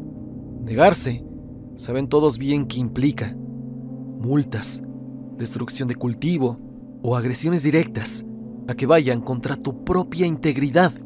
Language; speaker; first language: Spanish; native; Spanish